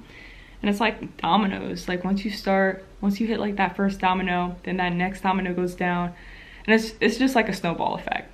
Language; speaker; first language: English; native; English